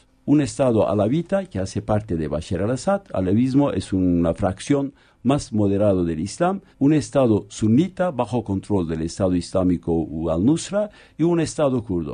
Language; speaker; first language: Spanish; non-native, fluent; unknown